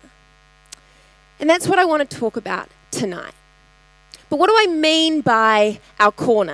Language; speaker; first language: English; native; English